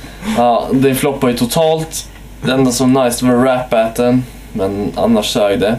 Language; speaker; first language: Swedish; native; Swedish